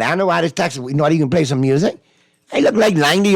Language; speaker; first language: English; native; English